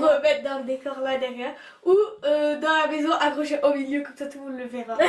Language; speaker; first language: French; native; French